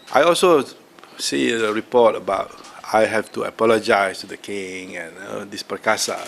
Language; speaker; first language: English; non-native, local second language; Malay